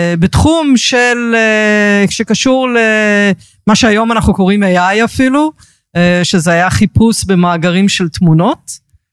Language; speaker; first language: Hebrew; early bilingual, heritage; Hebrew